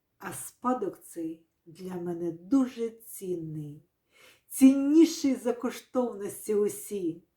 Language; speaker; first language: Ukrainian; native; Ukrainian